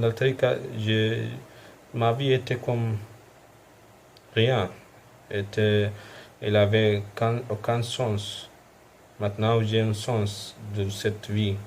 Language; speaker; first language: French; non-native, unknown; Arabic